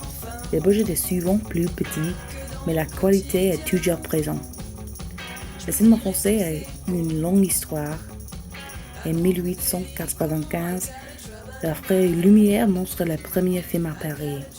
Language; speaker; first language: French; non-native, learner; English